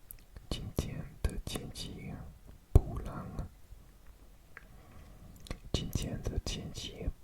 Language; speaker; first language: Chinese; non-native, learner; English